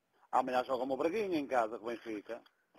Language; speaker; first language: Portuguese; native; Portuguese